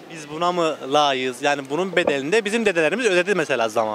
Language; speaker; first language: Turkish; native; Turkish